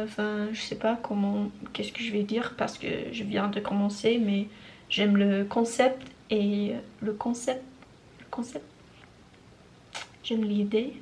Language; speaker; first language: French; non-native, learner; English